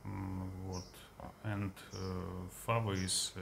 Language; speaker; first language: English; non-native, learner; Russian